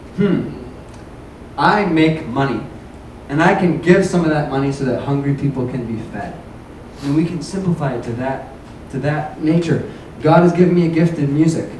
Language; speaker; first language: English; native; English